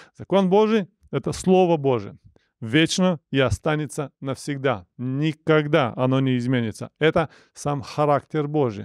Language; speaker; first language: Russian; non-native, local second language; Romanian